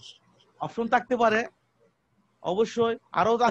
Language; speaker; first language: Bangla; native; Bangla